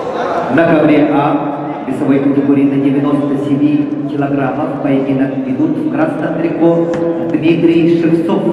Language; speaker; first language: Russian; native; Russian